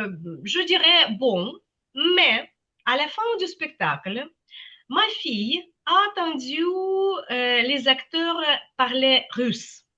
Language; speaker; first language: French; non-native, fluent; Ukrainian